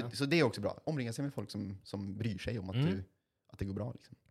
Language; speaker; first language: Swedish; native; Swedish